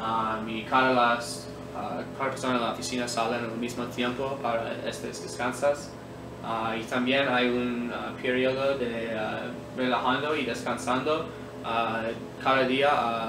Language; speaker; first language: Spanish; non-native, learner; English